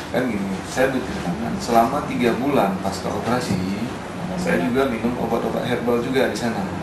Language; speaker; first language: Indonesian; native; Indonesian